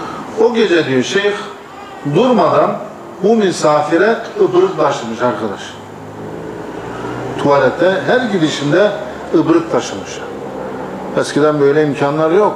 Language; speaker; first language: Turkish; native; Turkish